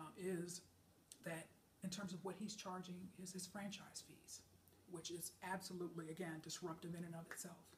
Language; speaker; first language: English; native; English